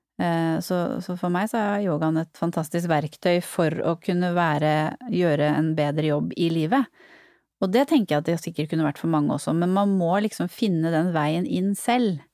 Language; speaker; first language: Norwegian; native; Norwegian